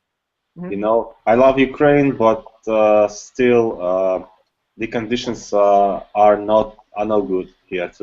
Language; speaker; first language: English; non-native, learner; Russian